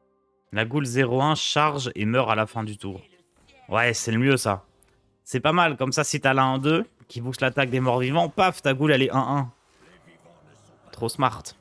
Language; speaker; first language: French; native; French